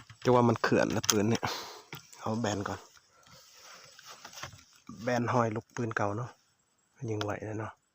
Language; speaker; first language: Thai; non-native, local second language; Northeastern Thai